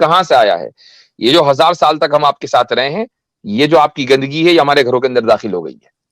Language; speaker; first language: Hindi; native; Hindi